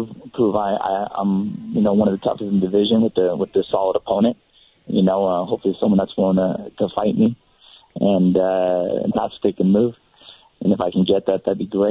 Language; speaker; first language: English; native; English